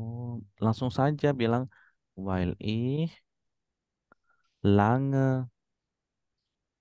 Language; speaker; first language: German; non-native, fluent; Indonesian